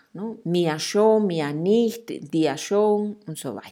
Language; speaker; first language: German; non-native, fluent; Spanish